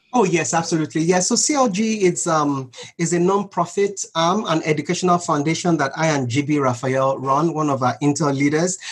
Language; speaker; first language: English; non-native, local second language; Yoruba